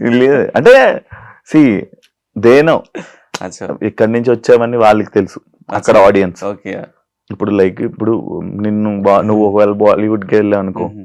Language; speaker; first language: Telugu; native; Telugu